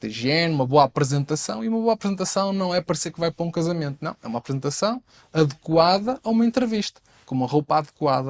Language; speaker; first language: Portuguese; native; Portuguese